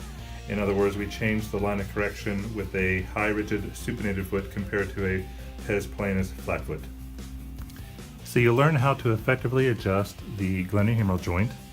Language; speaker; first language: English; native; English